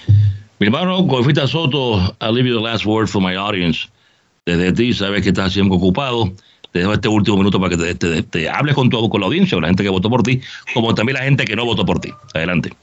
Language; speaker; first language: Spanish; native; Spanish